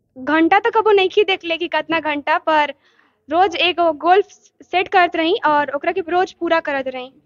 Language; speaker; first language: Bhojpuri; native; Bhojpuri